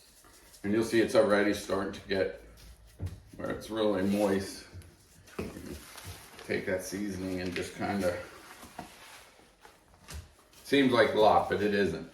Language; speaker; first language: English; native; English